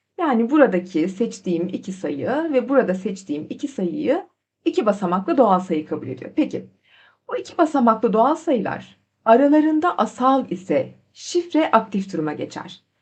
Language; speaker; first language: Turkish; native; Turkish